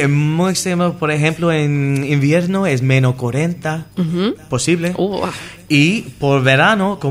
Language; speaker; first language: Spanish; non-native, learner; English